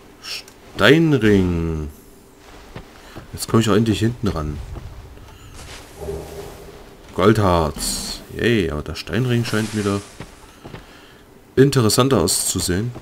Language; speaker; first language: German; native; German